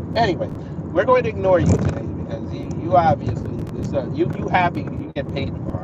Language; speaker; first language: English; native; English